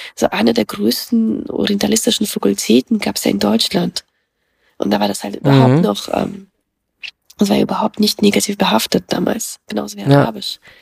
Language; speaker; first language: German; early bilingual, other home language; Russian